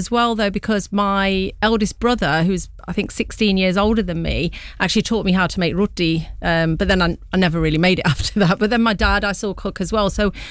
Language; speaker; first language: English; early bilingual, other home language; Punjabi